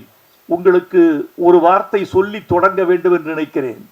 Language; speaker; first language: Tamil; native; Tamil